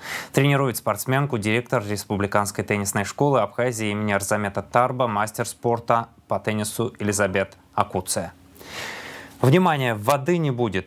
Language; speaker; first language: Russian; native; Russian